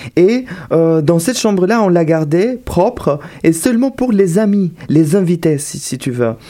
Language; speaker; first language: French; non-native, fluent; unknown